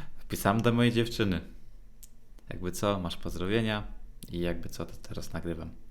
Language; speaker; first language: Polish; early bilingual, heritage; Polish